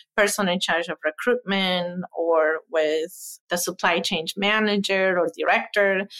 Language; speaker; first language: English; non-native, fluent; Spanish